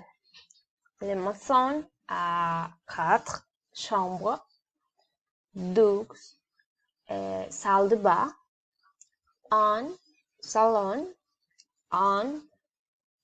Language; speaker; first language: French; non-native, learner; Spanish